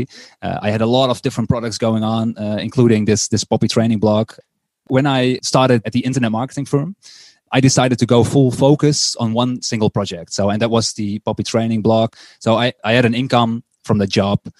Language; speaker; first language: English; non-native, fluent; Dutch